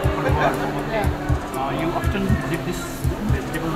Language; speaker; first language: English; non-native, learner; Nepali